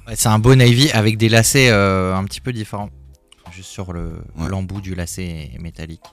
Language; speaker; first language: French; native; French